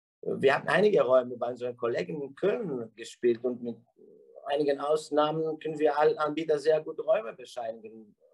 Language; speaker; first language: German; non-native, fluent; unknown